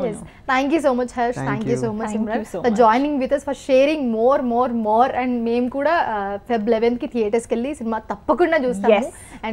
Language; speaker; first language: Telugu; native; Telugu